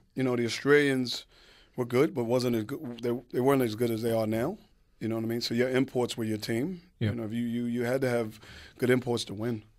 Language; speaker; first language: English; native; English